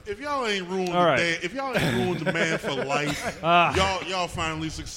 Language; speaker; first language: English; native; English